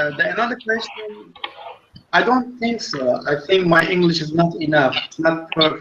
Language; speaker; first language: English; non-native, learner; Turkish